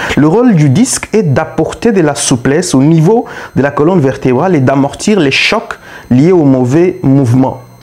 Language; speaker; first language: French; non-native, local second language; Luba-Lulua